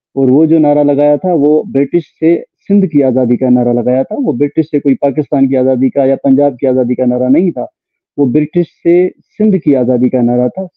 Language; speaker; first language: Urdu; non-native, local second language; Sindhi